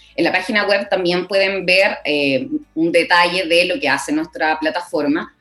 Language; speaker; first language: Spanish; native; Spanish